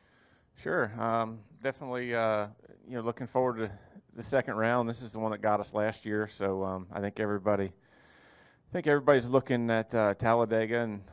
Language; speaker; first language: English; native; English